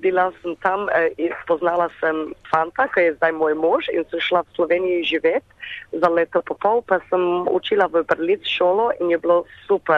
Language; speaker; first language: Slovenian; early bilingual, heritage; Slovenian